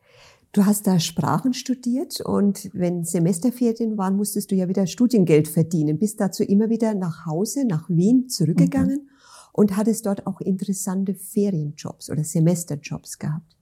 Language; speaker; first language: German; native; German